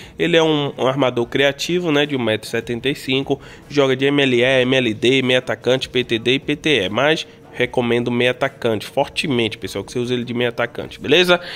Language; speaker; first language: Portuguese; native; Portuguese